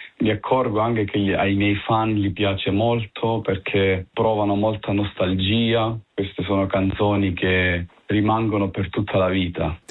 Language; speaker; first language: Italian; early bilingual, heritage; Italian